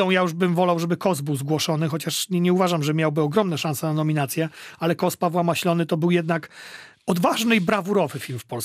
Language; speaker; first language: Polish; native; Polish